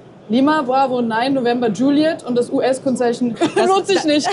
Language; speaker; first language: German; native; German